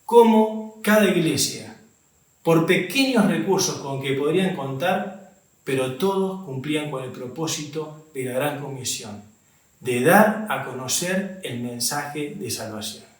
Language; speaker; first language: Spanish; native; Spanish